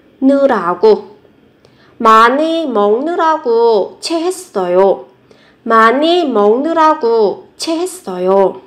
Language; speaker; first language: Korean; non-native, fluent; Vietnamese